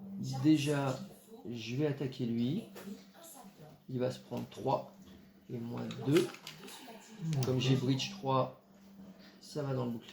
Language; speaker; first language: French; native; French